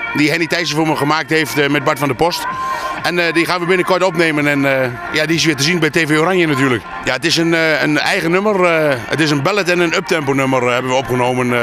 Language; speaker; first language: Dutch; native; Dutch